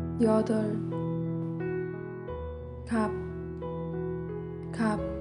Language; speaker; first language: Korean; native; Korean